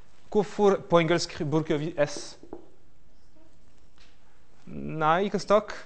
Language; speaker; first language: Norwegian; non-native, fluent; French